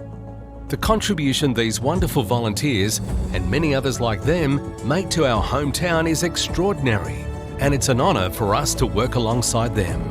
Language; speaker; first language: English; native; English